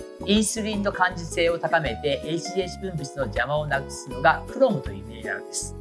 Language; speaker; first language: Japanese; native; Japanese